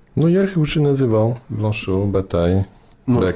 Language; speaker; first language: Russian; non-native, fluent; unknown